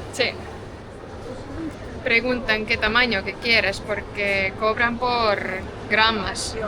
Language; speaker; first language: Spanish; non-native, fluent; Estonian